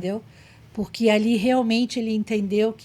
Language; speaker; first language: Portuguese; native; Portuguese